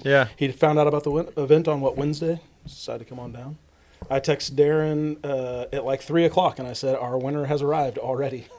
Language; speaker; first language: English; native; English